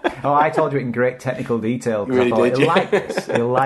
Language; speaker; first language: English; native; English